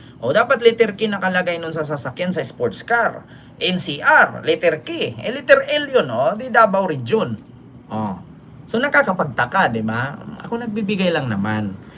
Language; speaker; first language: Filipino; non-native, local second language; Cebuano